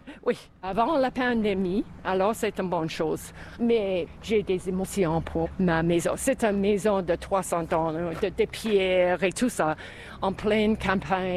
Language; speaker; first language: French; non-native, fluent; English